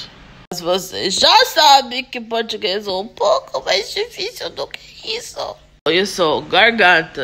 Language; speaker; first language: Portuguese; non-native, learner; English